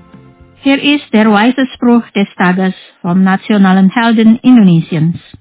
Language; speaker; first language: German; non-native, fluent; Indonesian